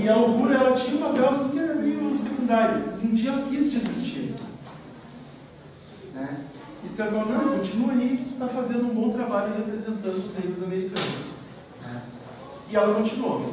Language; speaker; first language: Portuguese; native; Portuguese